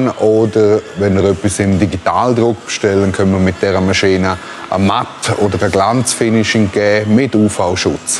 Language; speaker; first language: German; native; German